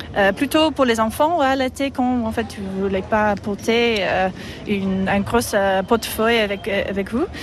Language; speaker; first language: French; non-native, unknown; English